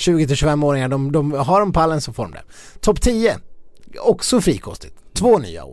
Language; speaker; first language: Swedish; native; Swedish